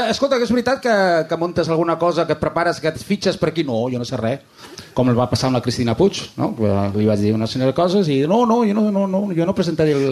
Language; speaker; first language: Catalan; non-native, fluent; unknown